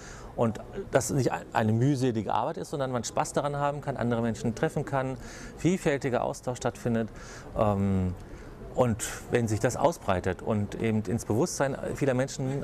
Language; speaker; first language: German; native; German